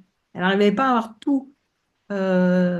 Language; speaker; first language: French; native; French